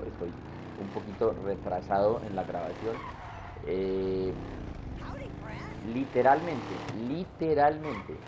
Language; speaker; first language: Spanish; native; Spanish